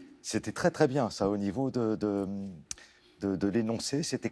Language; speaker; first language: French; native; French